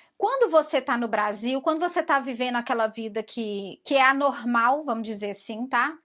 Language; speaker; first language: Portuguese; native; Portuguese